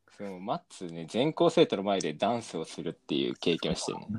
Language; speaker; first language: Japanese; native; Japanese